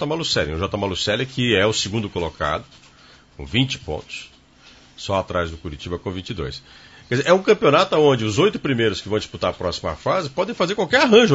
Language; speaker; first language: Portuguese; native; Portuguese